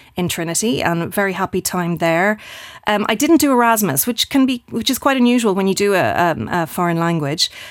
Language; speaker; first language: English; native; English